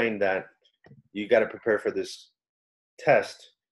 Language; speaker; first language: English; native; English